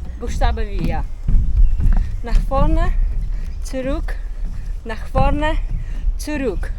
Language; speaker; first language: German; non-native, learner; Ukrainian